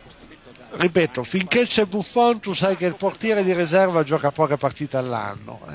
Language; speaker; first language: Italian; native; Italian